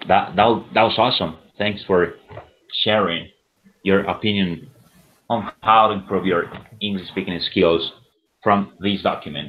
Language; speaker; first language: English; non-native, fluent; Spanish